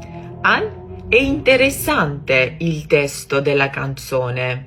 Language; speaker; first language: Italian; non-native, fluent; Georgian